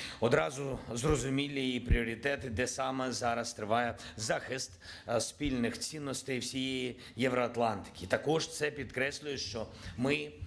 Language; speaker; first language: Ukrainian; non-native, local second language; Russian